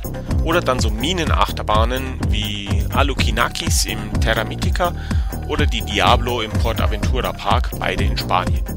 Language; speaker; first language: German; native; German